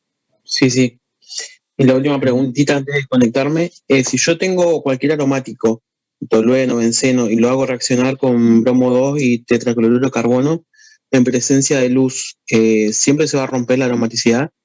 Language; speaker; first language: Spanish; native; Spanish